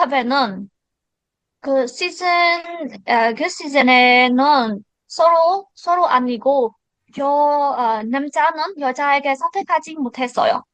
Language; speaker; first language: Korean; non-native, learner; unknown